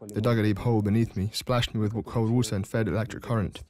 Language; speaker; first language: English; non-native, fluent; Ukrainian